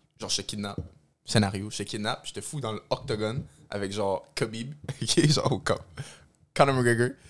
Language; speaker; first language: French; early bilingual, other home language; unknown